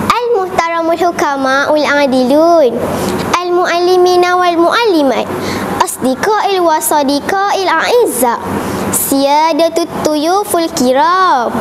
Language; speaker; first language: Arabic; non-native, learner; Malay